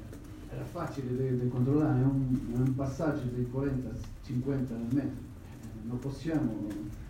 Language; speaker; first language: Italian; non-native, fluent; Portuguese